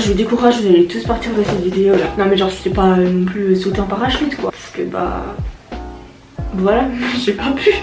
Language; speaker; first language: French; native; French